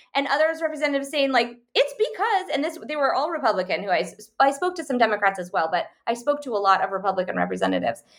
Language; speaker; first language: English; native; English